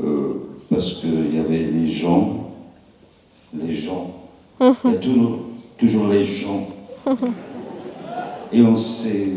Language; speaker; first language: French; non-native, learner; English